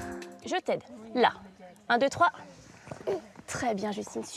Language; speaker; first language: French; native; French